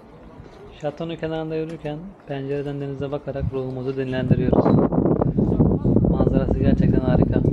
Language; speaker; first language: Turkish; native; Turkish